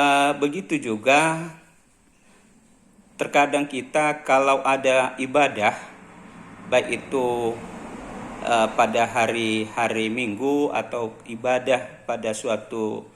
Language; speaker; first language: Indonesian; native; Indonesian